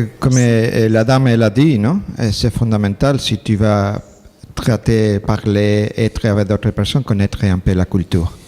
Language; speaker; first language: French; non-native, learner; Spanish